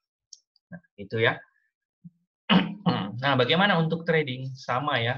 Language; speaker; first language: Indonesian; native; Indonesian